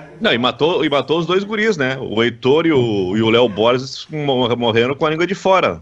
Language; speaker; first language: Portuguese; native; Portuguese